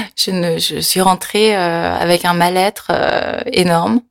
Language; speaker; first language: French; early bilingual, other home language; Korean